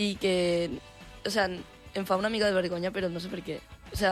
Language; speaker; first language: Catalan; non-native, local second language; Spanish